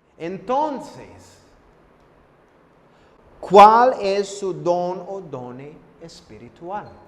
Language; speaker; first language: Spanish; non-native, fluent; English